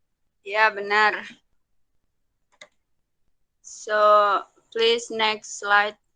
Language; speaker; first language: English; non-native, learner; Indonesian